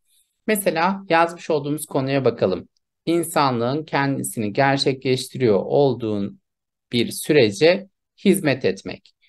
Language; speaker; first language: Turkish; native; Turkish